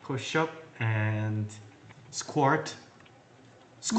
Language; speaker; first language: English; non-native, learner; Korean